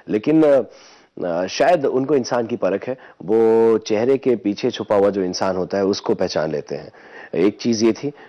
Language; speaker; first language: Hindi; native; Hindi